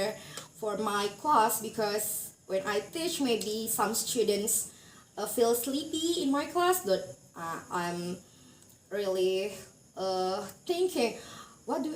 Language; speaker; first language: English; non-native, learner; Indonesian